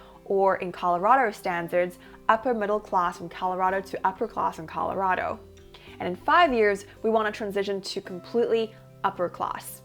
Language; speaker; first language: English; early bilingual, other home language; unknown